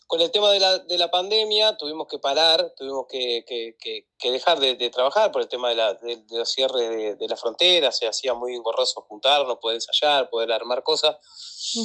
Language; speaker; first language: Spanish; native; Spanish